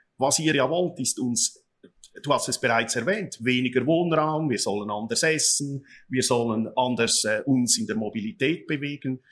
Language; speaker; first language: German; native; German